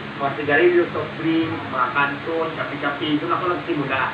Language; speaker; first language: Filipino; native; Filipino